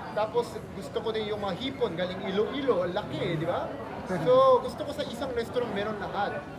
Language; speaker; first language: Filipino; non-native, fluent; Korean